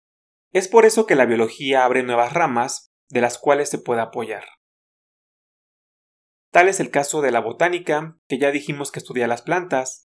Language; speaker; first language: Spanish; native; Spanish